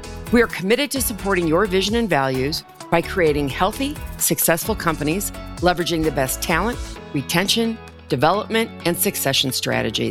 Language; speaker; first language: English; native; English